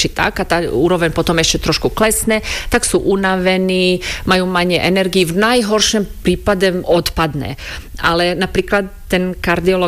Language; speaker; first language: Slovak; non-native, fluent; Croatian